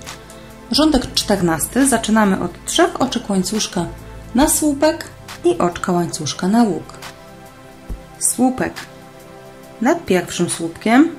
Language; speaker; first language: Polish; native; Polish